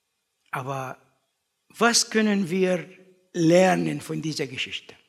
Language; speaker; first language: German; non-native, learner; Arabic